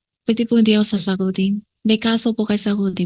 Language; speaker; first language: Filipino; non-native, learner; Chinese